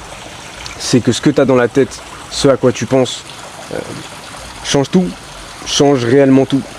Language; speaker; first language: French; native; French